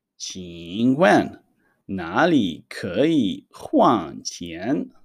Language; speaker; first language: Chinese; non-native, fluent; Hebrew